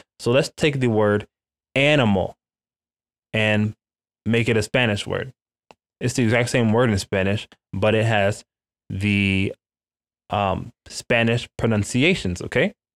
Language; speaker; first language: English; native; English